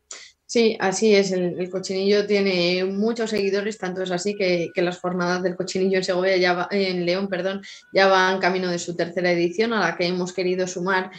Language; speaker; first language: Spanish; native; Spanish